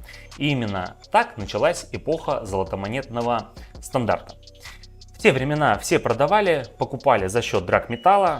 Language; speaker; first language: Russian; native; Russian